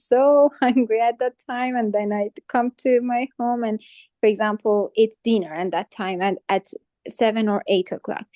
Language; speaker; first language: English; non-native, fluent; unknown